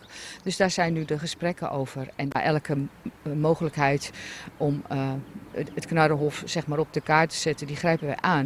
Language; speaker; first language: Dutch; native; Dutch